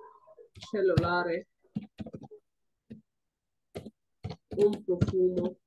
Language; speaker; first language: Italian; non-native, fluent; Arabic